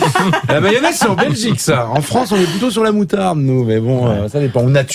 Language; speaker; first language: French; native; French